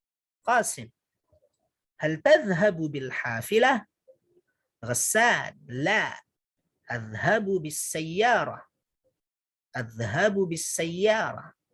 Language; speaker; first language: Arabic; non-native, fluent; Indonesian